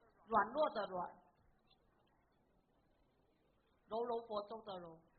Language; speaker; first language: Chinese; native; Chinese